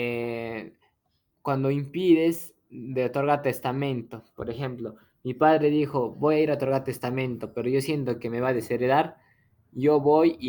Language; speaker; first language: Spanish; native; Spanish